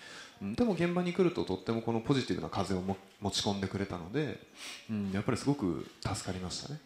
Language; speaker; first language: Japanese; native; Japanese